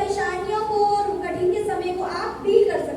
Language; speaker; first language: Hindi; native; Hindi